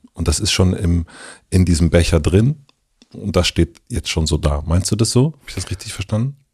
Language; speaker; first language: German; native; German